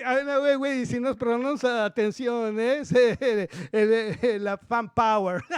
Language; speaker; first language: French; non-native, learner; Spanish